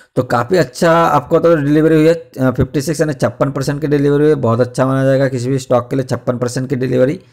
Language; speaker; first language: Hindi; native; Hindi